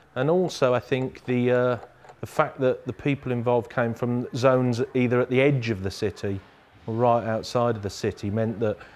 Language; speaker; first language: English; native; English